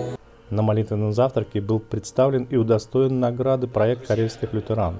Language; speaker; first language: Russian; native; Russian